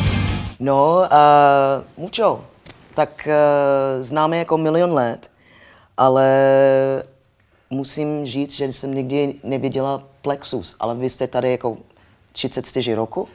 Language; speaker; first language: Czech; non-native, learner; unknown